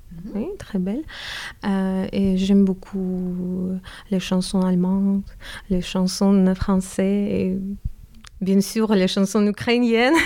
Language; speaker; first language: French; non-native, learner; Ukrainian